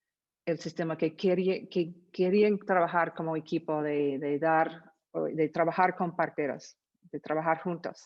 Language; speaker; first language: Spanish; non-native, fluent; English